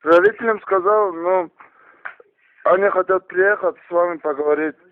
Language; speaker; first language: Russian; non-native, local second language; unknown